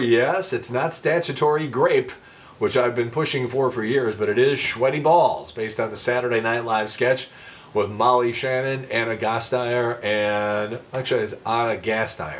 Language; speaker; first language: English; native; English